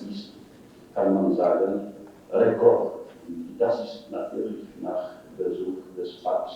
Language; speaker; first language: German; non-native, fluent; Polish